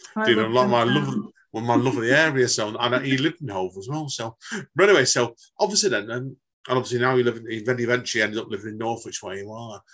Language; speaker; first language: English; native; English